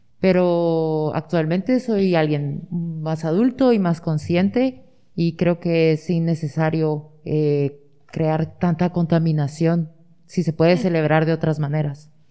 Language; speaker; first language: Spanish; native; Spanish